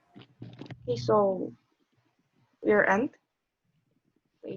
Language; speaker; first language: English; non-native, learner; Korean